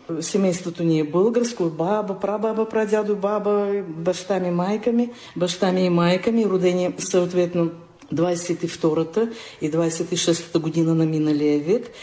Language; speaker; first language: Bulgarian; early bilingual, heritage; Bulgarian